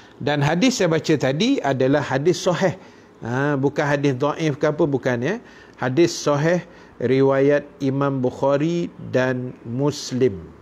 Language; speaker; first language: Malay; native; Malay